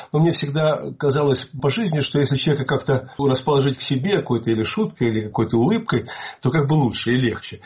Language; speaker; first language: Russian; native; Russian